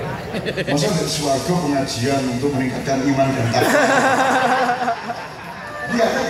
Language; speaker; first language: Indonesian; native; Indonesian